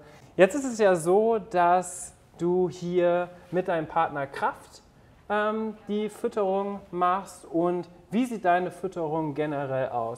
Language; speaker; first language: German; native; German